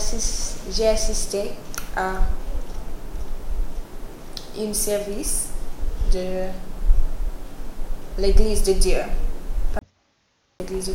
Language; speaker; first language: French; non-native, learner; English